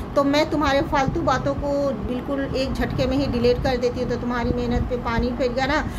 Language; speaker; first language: Hindi; native; Hindi